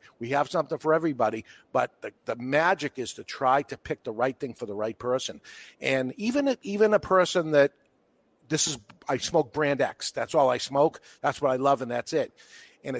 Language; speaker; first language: English; native; English